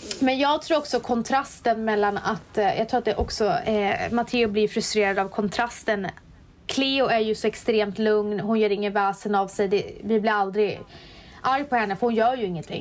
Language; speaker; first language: Swedish; native; Swedish